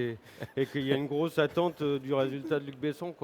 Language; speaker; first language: French; native; French